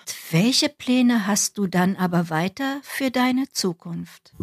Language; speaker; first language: German; native; German